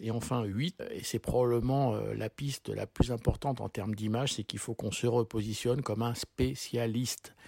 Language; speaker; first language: French; native; French